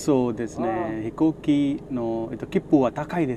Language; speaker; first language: Japanese; non-native, learner; Hindi